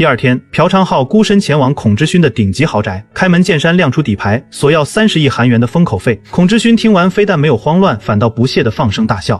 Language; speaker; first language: Chinese; native; Chinese